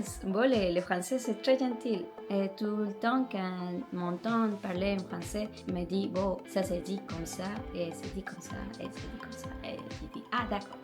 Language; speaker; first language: French; non-native, learner; Spanish